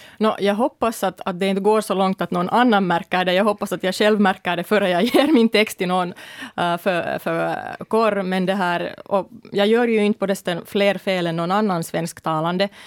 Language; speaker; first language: Swedish; early bilingual, other home language; Russian